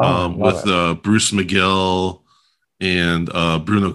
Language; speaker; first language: English; native; English